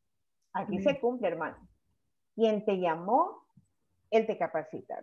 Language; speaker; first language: Spanish; native; Spanish